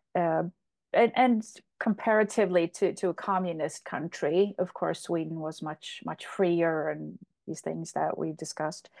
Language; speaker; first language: English; non-native, fluent; Polish